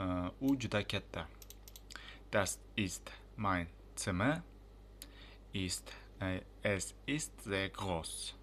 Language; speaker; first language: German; non-native, fluent; Uzbek